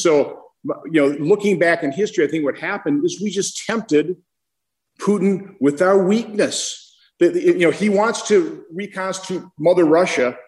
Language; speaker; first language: English; native; English